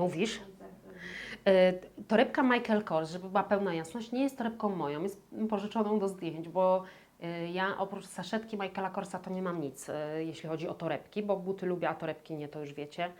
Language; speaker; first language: Polish; native; Polish